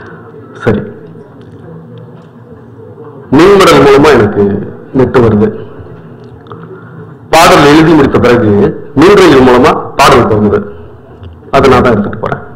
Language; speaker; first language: Tamil; native; Tamil